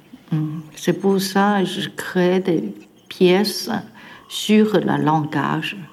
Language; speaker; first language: French; non-native, learner; Chinese